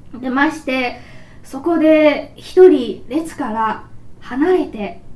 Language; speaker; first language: Japanese; non-native, fluent; Chinese